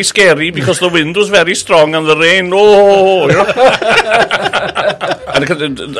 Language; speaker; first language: English; native; English